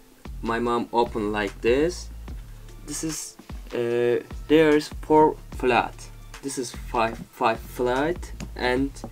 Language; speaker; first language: English; non-native, learner; Turkish